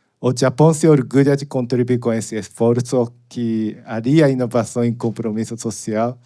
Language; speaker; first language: Portuguese; non-native, learner; Japanese